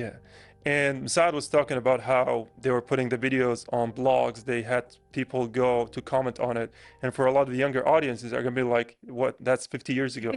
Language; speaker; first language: English; non-native, fluent; Arabic